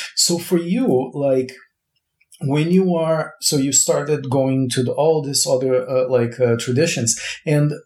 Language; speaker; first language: English; non-native, fluent; Portuguese